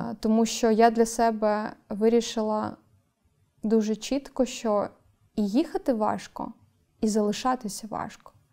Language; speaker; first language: Ukrainian; non-native, local second language; Crimean Tatar